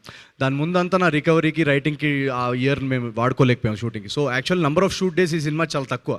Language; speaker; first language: Telugu; native; Telugu